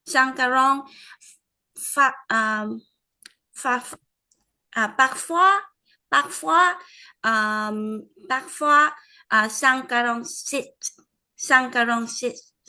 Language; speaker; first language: French; non-native, learner; Vietnamese